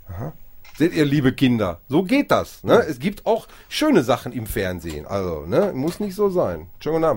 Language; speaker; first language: German; native; German